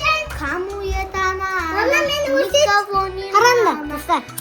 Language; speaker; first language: Russian; non-native, local second language; Kazakh